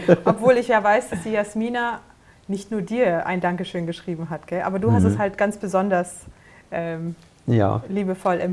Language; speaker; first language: German; native; German